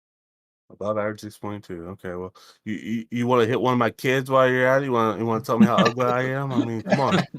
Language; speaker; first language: English; native; English